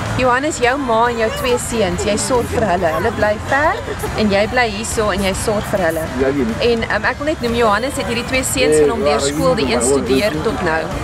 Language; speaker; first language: Afrikaans; native; Afrikaans